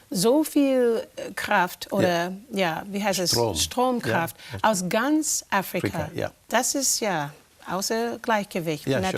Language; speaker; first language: German; non-native, fluent; English